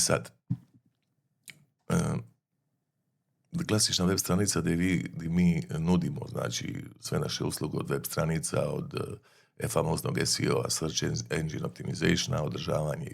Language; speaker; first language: Bosnian; native; Bosnian